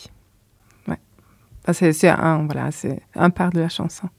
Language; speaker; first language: French; non-native, fluent; German